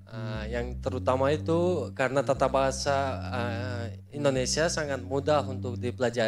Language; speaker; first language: Indonesian; non-native, learner; Uzbek